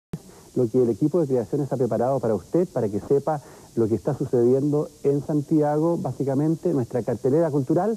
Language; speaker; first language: Spanish; native; Spanish